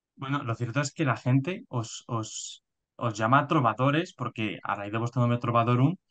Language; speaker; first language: Spanish; native; Spanish